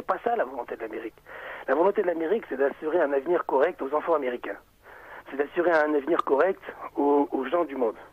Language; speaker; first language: French; native; French